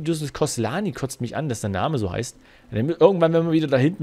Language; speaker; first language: German; native; German